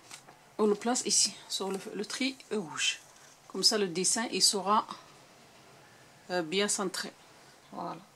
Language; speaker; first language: French; non-native, local second language; Arabic